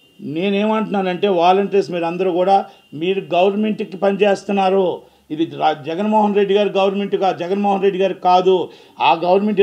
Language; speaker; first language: Telugu; native; Telugu